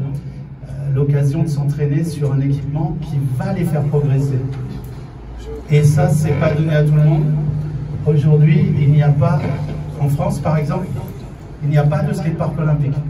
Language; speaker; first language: French; native; French